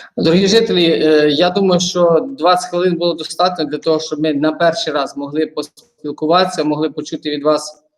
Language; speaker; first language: Ukrainian; native; Ukrainian